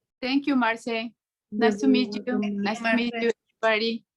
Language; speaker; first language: English; non-native, learner; Spanish